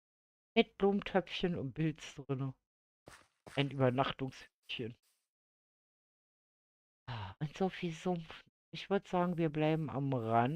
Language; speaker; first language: German; native; German